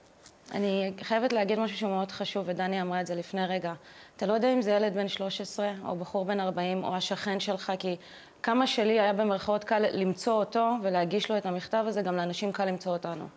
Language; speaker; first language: Hebrew; native; Hebrew